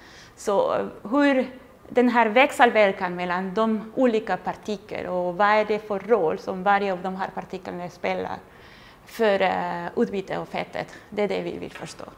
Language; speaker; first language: Swedish; non-native, fluent; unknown